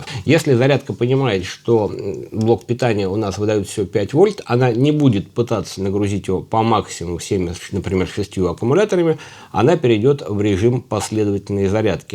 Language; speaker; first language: Russian; native; Russian